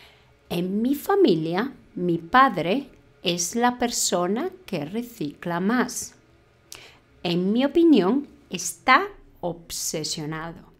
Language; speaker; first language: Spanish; non-native, fluent; English